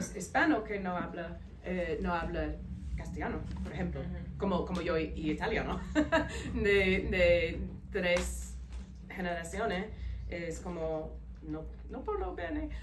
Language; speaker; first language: Spanish; non-native, fluent; English